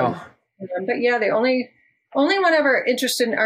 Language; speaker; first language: English; native; English